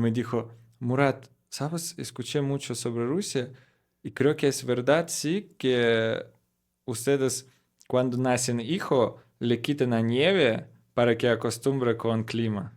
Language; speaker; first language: Spanish; non-native, learner; Russian